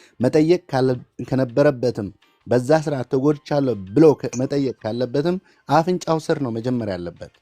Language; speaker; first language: Amharic; non-native, local second language; Tigrinya